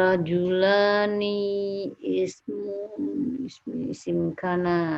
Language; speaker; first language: Arabic; non-native, learner; Indonesian